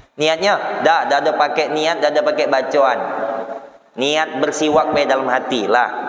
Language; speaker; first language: Malay; non-native, local second language; Banjar